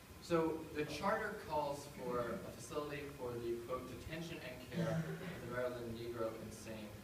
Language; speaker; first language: English; native; English